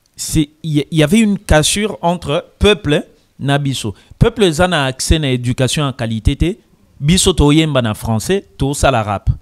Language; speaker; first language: French; non-native, local second language; Lingala